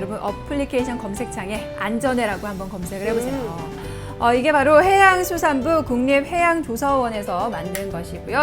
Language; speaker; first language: Korean; native; Korean